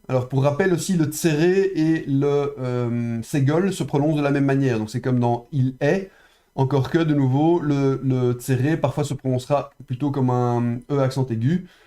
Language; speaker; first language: French; native; French